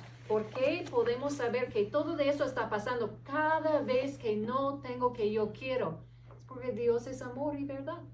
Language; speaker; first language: Spanish; non-native, fluent; English